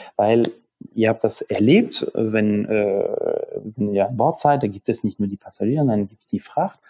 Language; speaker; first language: German; non-native, fluent; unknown